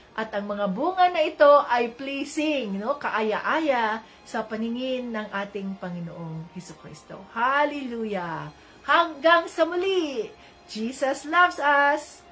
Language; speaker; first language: Filipino; native; Filipino